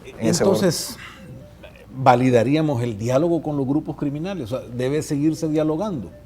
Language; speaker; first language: Spanish; native; Spanish